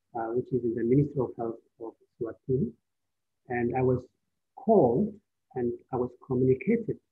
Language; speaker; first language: English; non-native, fluent; Amharic